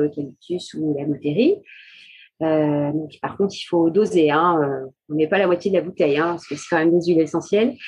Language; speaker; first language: French; native; French